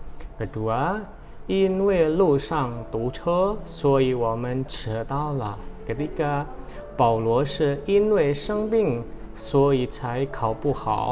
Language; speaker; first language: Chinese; non-native, fluent; Indonesian